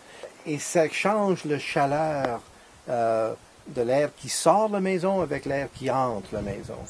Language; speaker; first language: French; non-native, fluent; English